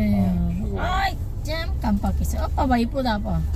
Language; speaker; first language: Korean; non-native, local second language; Filipino